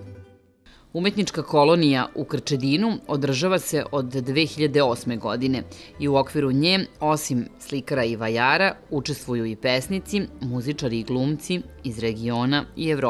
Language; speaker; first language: Serbian; native; Serbian